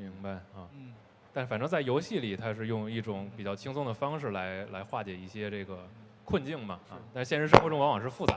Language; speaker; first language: Chinese; native; Chinese